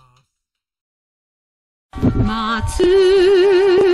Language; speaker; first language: Japanese; native; Japanese